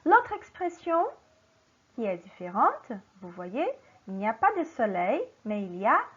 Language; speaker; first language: French; non-native, fluent; Portuguese